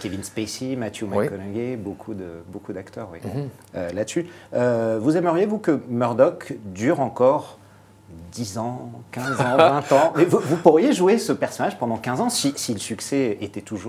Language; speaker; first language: French; native; French